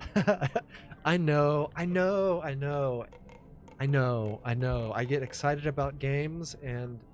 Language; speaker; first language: English; native; English